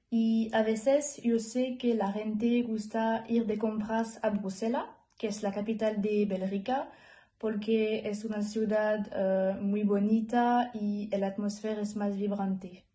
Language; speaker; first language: Spanish; non-native, learner; French